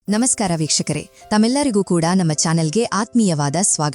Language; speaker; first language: Kannada; native; Kannada